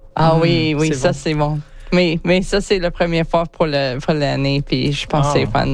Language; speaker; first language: French; non-native, learner; English